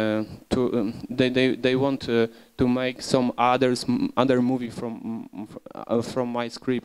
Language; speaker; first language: English; non-native, learner; Polish